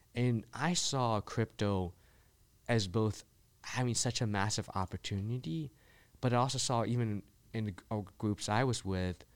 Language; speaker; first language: English; early bilingual, other home language; Chinese